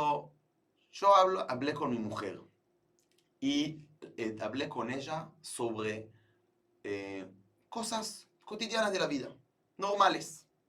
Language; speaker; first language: Spanish; non-native, fluent; Hebrew